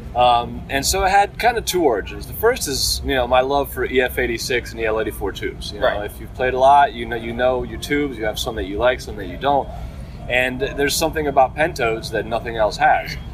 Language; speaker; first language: English; native; English